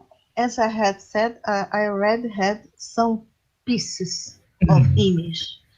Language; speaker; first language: English; non-native, learner; Portuguese